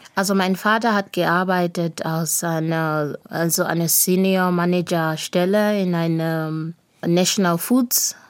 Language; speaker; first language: German; non-native, fluent; Shona